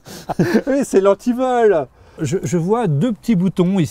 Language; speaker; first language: French; native; French